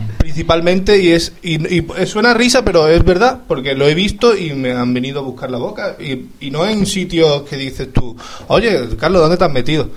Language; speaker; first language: Spanish; native; Spanish